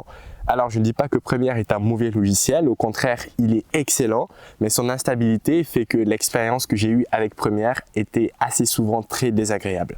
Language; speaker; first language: French; native; French